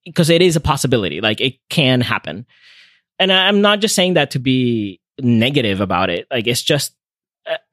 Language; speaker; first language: English; non-native, fluent; Spanish